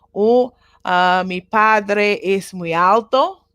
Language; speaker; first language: Spanish; non-native, learner; Japanese